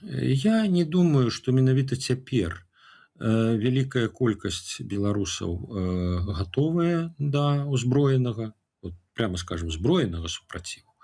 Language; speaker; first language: Belarusian; non-native, local second language; Russian